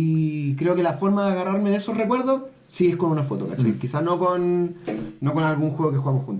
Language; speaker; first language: Spanish; native; Spanish